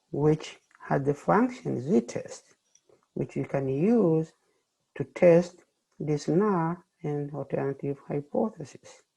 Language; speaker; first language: English; non-native, fluent; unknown